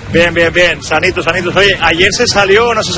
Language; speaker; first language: Spanish; native; Spanish